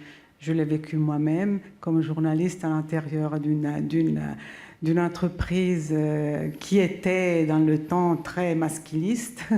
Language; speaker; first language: French; non-native, local second language; Italian